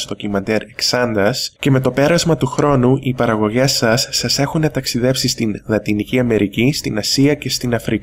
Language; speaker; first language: Greek; native; Greek